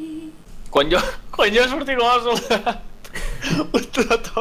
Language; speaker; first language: Catalan; native; Catalan